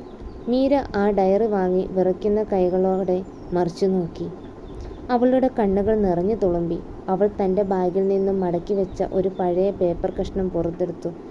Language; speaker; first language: Malayalam; native; Malayalam